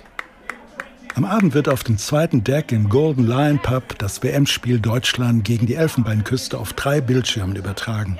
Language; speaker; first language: German; native; German